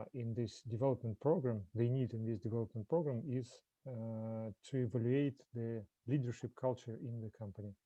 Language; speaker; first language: English; non-native, fluent; Russian